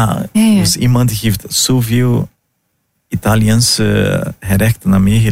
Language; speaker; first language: Dutch; non-native, learner; Portuguese